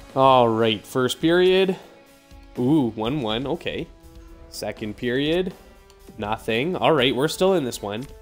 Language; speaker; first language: English; native; English